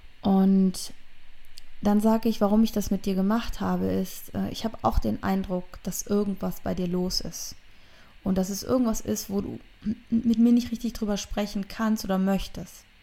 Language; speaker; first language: German; native; German